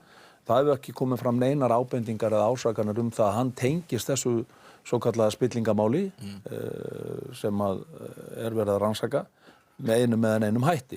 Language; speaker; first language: Icelandic; native; Icelandic